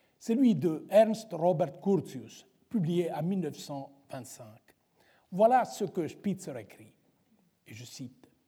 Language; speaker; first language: French; non-native, fluent; Italian